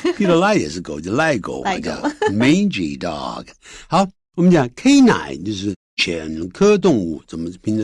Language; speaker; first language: Chinese; native; Chinese